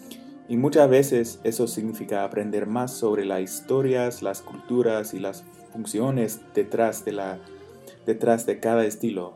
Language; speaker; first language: Spanish; non-native, fluent; English